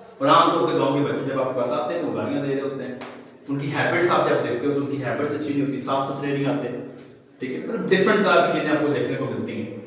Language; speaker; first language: Urdu; non-native, local second language; Pahari-Potwari